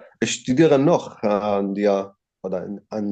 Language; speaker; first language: German; non-native, learner; Arabic